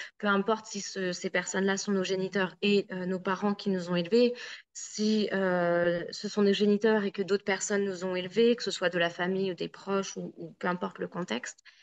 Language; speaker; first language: French; native; French